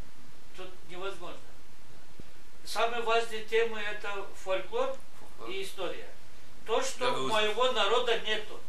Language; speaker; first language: Russian; non-native, local second language; Gagauz